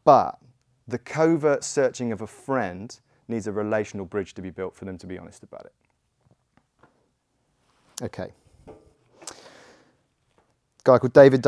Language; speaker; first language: English; native; English